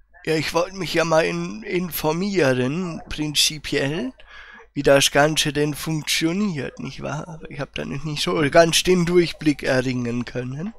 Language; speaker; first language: German; native; German